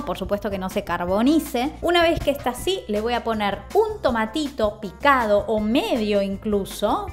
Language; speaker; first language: Spanish; native; Spanish